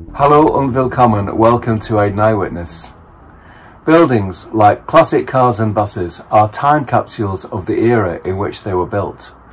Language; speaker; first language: English; native; English